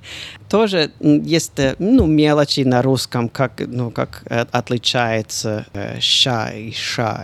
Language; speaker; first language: Russian; non-native, fluent; English